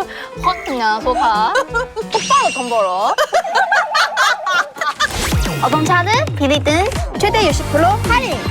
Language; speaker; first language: Korean; non-native, fluent; Chinese